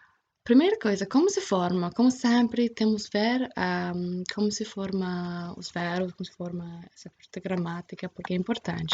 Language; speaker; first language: Portuguese; non-native, fluent; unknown